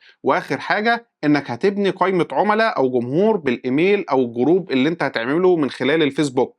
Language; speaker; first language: Arabic; native; Arabic